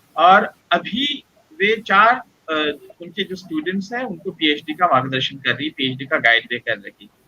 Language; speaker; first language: Hindi; non-native, local second language; Marathi